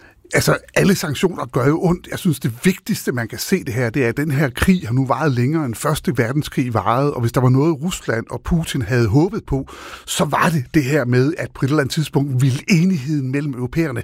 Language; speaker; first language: Danish; native; Danish